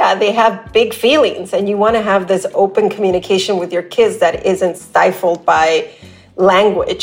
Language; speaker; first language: English; native; English